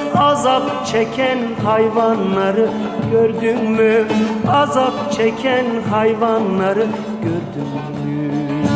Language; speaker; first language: Turkish; native; Turkish